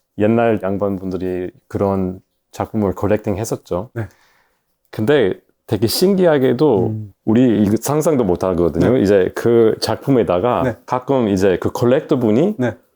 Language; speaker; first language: Korean; non-native, fluent; English